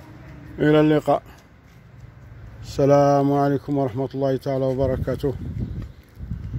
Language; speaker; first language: Arabic; native; Arabic